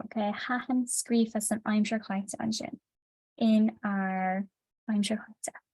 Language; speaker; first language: Irish; non-native, local second language; English